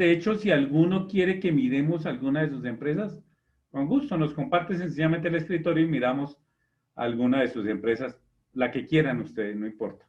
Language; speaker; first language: Spanish; native; Spanish